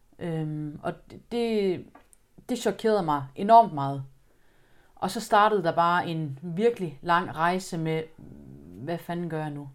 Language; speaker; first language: Danish; native; Danish